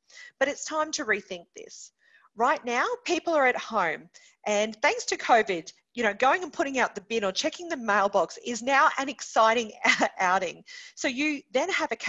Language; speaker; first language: English; native; English